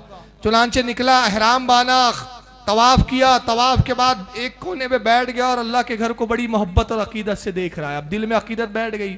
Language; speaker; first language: Urdu; native; Urdu